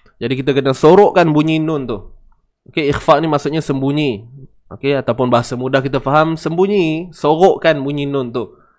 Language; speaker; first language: Malay; native; Malay